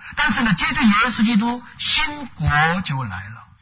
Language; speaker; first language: Chinese; non-native, fluent; Korean